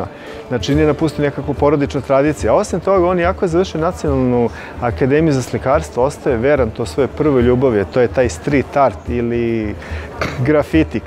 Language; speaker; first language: Serbian; native; Serbian